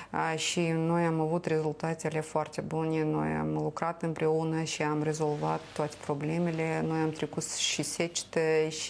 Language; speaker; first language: Romanian; non-native, local second language; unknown